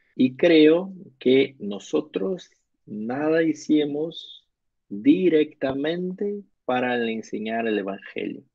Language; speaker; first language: Spanish; non-native, learner; Portuguese